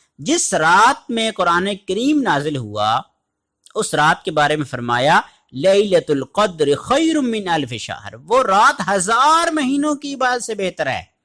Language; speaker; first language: Urdu; native; Urdu